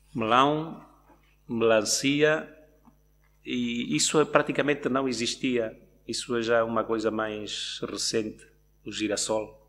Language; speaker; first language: Portuguese; native; Portuguese